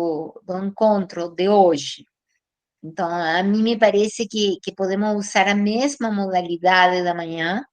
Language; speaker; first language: Portuguese; non-native, fluent; Spanish